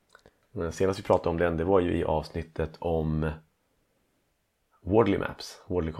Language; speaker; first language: Swedish; native; Swedish